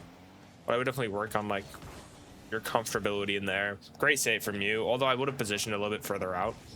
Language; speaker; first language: English; native; English